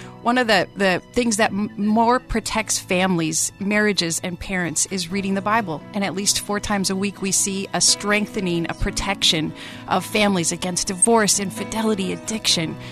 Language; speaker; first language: English; native; English